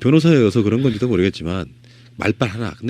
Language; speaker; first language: Korean; native; Korean